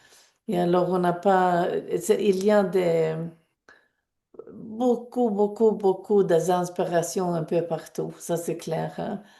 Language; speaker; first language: French; non-native, fluent; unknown